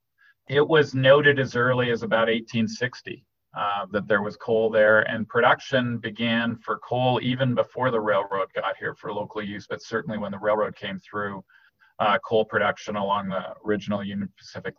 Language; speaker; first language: English; native; English